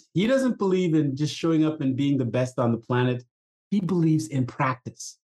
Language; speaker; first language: English; non-native, local second language; Igbo